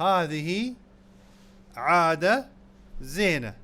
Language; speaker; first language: Arabic; non-native, fluent; Urdu